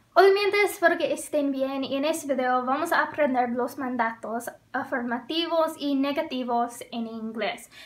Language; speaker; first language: Spanish; non-native, fluent; English